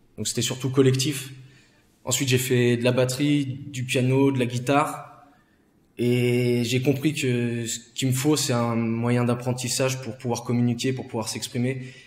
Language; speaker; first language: French; native; French